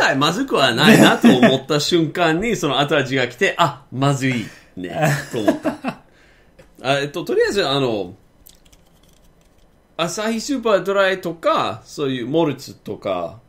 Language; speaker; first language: Japanese; non-native, fluent; English